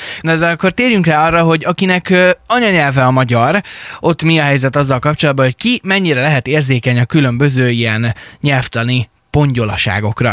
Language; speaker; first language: Hungarian; native; Hungarian